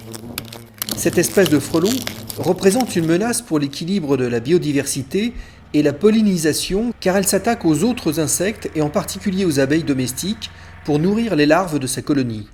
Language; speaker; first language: French; native; French